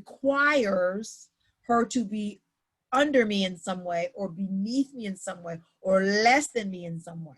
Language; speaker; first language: English; native; English